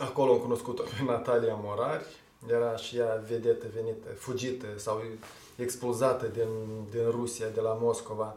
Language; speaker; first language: Romanian; native; Romanian